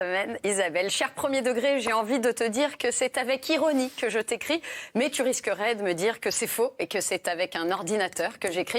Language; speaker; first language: French; native; French